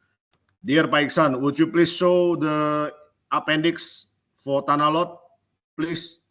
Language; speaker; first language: English; non-native, local second language; Indonesian